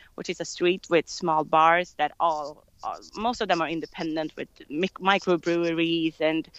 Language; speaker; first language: English; non-native, fluent; Swedish